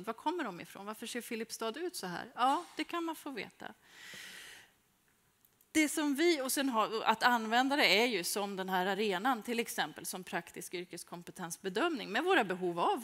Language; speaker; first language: Swedish; native; Swedish